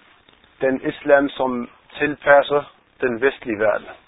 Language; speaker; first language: Danish; non-native, fluent; Arabic